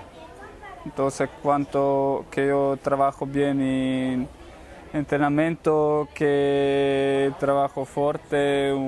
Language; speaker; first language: Spanish; non-native, learner; Croatian